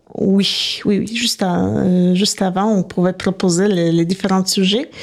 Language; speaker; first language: French; non-native, fluent; Polish